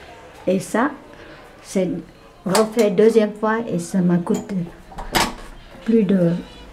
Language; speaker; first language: French; non-native, fluent; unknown